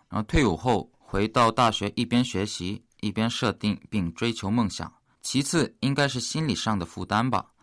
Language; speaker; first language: Chinese; early bilingual, other home language; Korean